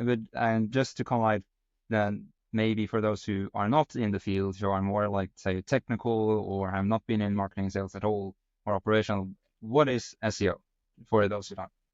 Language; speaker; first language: English; non-native, fluent; Norwegian